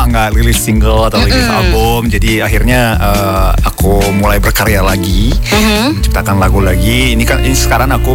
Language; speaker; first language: Indonesian; non-native, fluent; Japanese